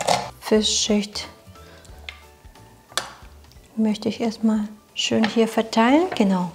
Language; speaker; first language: German; non-native, fluent; Russian